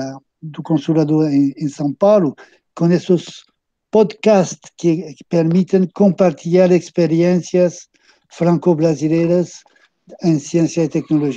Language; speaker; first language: Portuguese; non-native, fluent; French